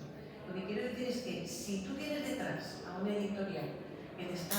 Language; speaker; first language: Spanish; native; Spanish